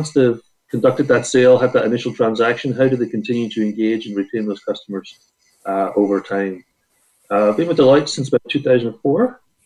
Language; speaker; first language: English; native; English